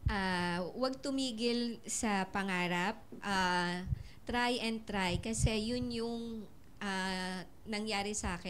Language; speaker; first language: Filipino; native; Filipino